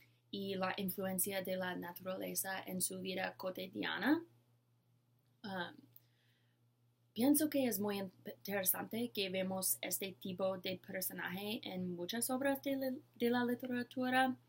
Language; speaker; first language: Spanish; non-native, learner; English